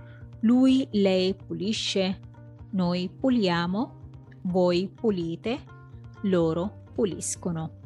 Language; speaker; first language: Italian; non-native, fluent; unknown